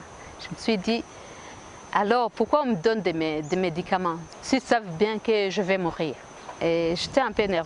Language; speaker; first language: French; non-native, local second language; Kinyarwanda